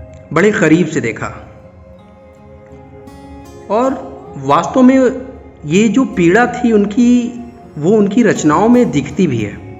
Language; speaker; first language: Hindi; native; Hindi